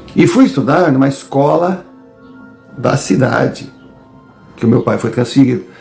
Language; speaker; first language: Portuguese; native; Portuguese